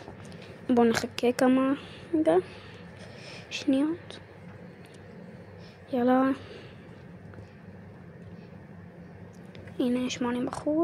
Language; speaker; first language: Hebrew; native; Hebrew